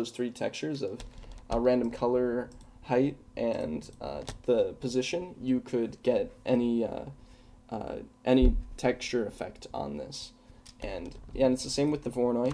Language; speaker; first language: English; native; English